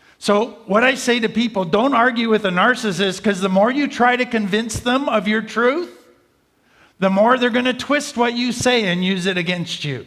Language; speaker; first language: English; native; English